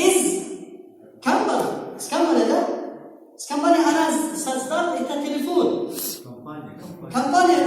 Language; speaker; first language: Russian; non-native, learner; Arabic